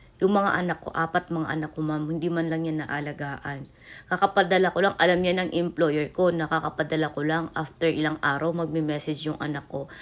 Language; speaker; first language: Filipino; non-native, local second language; Cebuano